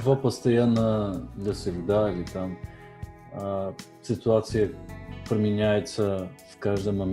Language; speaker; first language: Russian; non-native, learner; Bulgarian